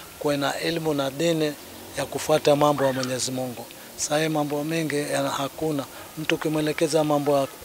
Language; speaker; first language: Swahili; native; Swahili